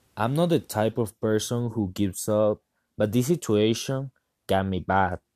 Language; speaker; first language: English; non-native, fluent; Spanish